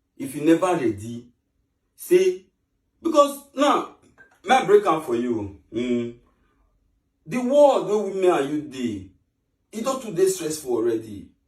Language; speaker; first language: Nigerian Pidgin; native; Nigerian Pidgin